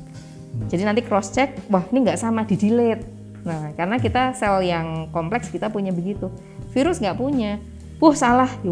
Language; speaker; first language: Indonesian; native; Indonesian